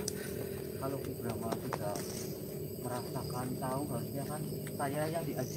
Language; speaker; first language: Indonesian; non-native, local second language; Javanese